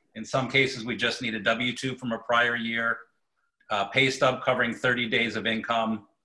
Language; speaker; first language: English; native; English